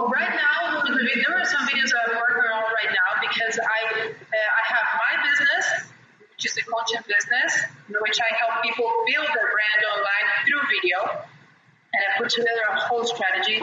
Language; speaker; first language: English; non-native, fluent; Spanish